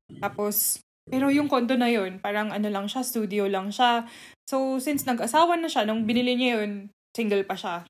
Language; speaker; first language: Filipino; native; Filipino